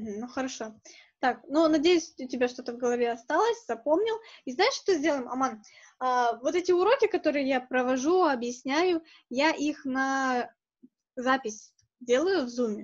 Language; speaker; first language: Russian; native; Russian